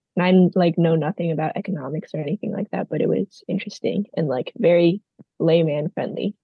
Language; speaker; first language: English; native; English